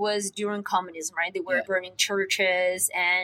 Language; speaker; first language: English; non-native, fluent; Russian